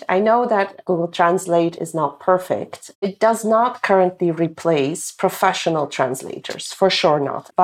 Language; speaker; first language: English; non-native, fluent; Dutch